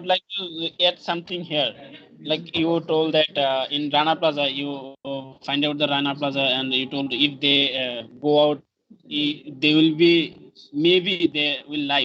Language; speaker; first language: English; non-native, learner; Bangla